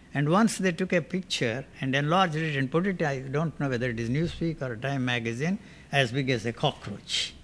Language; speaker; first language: English; non-native, local second language; Telugu